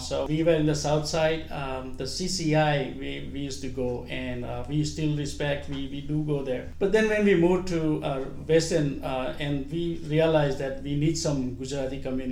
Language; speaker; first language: English; non-native, local second language; Gujarati